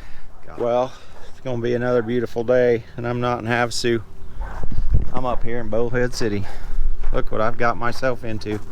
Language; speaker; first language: English; native; English